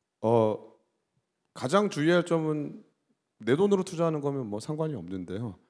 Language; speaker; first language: Korean; native; Korean